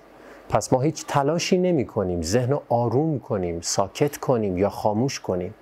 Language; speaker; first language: Persian; native; Persian